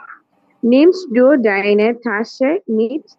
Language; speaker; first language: German; non-native, learner; Bangla